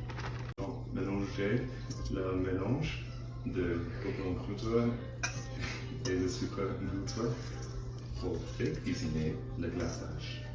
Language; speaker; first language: French; non-native, learner; English